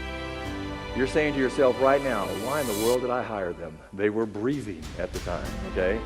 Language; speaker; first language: English; native; English